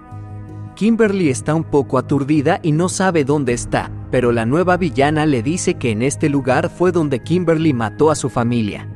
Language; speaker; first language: Spanish; native; Spanish